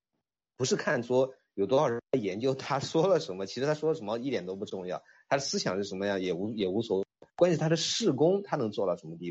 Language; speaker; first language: Chinese; native; Chinese